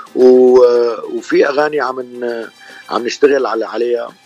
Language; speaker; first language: Arabic; native; Arabic